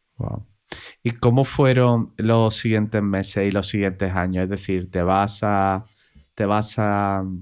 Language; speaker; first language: Spanish; native; Spanish